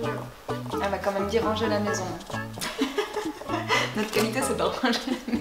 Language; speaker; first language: French; native; French